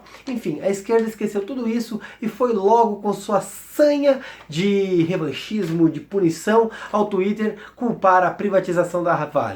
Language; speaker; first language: Portuguese; native; Portuguese